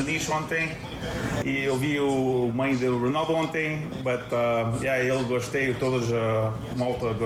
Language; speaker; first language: Portuguese; early bilingual, heritage; Portuguese